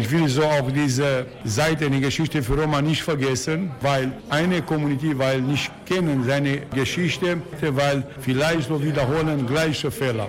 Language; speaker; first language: German; non-native, learner; Romanian